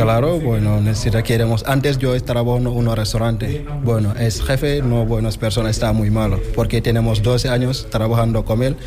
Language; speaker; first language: Spanish; non-native, learner; Wolof